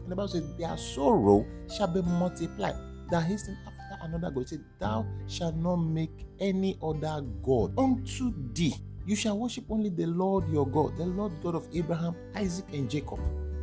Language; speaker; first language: English; non-native, local second language; Bini